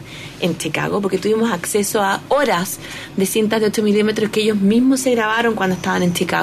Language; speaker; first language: Spanish; native; Spanish